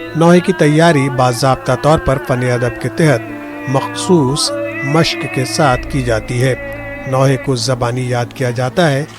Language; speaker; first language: Urdu; non-native, local second language; Kashmiri